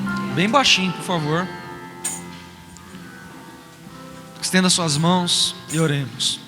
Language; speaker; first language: Portuguese; native; Portuguese